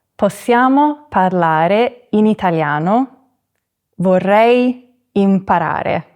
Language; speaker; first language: Italian; non-native, fluent; English